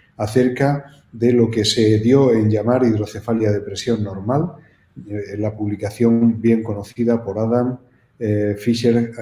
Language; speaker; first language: Spanish; native; Spanish